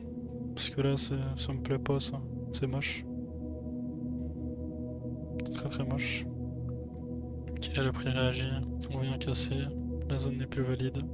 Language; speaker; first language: French; native; French